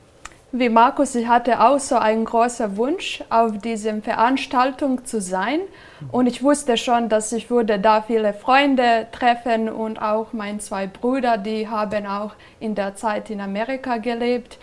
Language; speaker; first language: German; non-native, fluent; Serbian